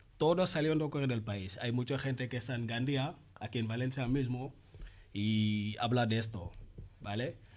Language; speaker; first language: Spanish; non-native, learner; Wolof